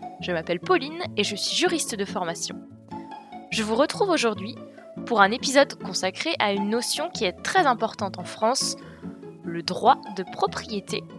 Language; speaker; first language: French; native; French